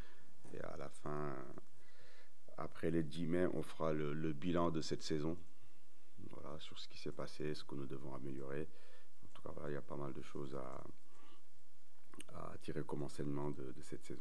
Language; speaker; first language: French; native; French